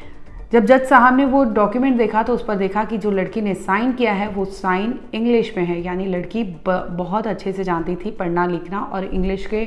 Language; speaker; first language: Hindi; native; Hindi